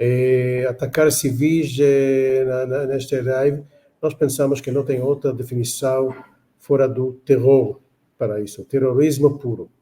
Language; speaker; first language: Portuguese; non-native, fluent; Hebrew